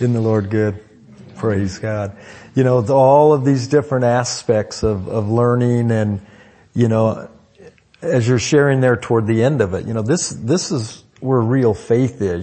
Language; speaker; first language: English; native; English